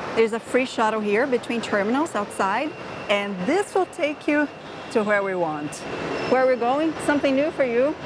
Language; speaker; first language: English; non-native, fluent; Portuguese